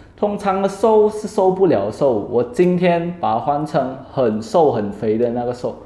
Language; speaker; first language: Chinese; native; Chinese